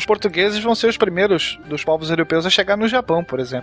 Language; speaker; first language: Portuguese; native; Portuguese